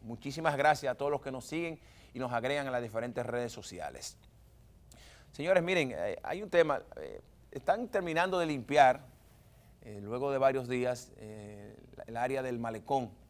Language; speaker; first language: Spanish; native; Spanish